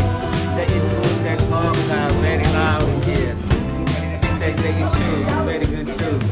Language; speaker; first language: English; non-native, learner; Vietnamese